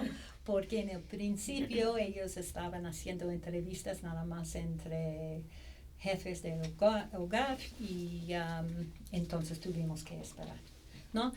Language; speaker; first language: Spanish; non-native, fluent; English